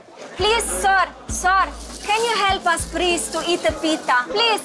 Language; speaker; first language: English; non-native, learner; Romanian